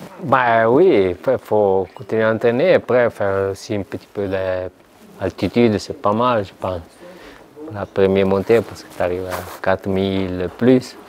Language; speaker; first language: French; non-native, learner; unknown